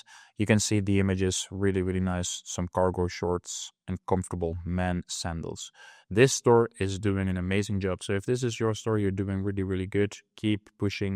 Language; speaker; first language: English; non-native, fluent; Dutch